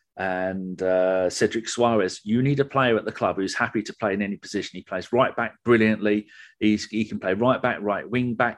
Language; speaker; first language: English; native; English